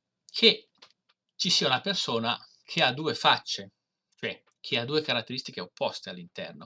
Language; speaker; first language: Italian; native; Italian